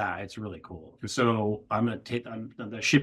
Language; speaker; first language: English; native; English